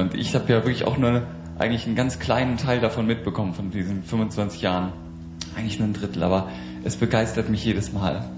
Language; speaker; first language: German; native; German